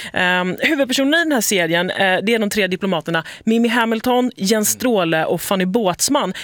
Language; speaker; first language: Swedish; native; Swedish